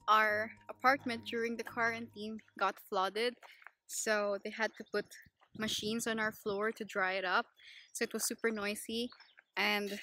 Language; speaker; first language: English; non-native, local second language; Filipino